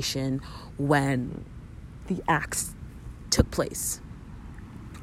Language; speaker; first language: English; native; English